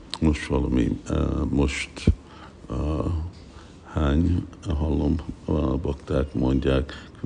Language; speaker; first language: Hungarian; early bilingual, heritage; Hungarian